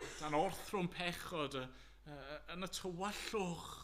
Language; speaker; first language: Welsh; native; Welsh